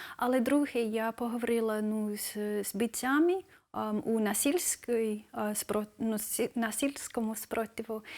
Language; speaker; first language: Ukrainian; non-native, fluent; English